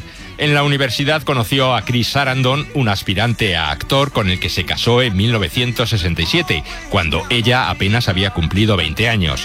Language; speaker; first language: Spanish; native; Spanish